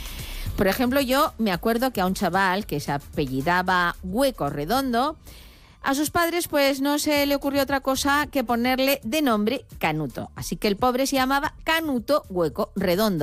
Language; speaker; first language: Spanish; native; Spanish